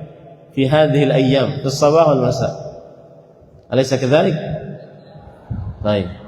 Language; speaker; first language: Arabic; non-native, fluent; Indonesian